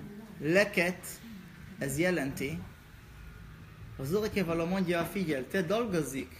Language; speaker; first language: Hungarian; non-native, learner; Hebrew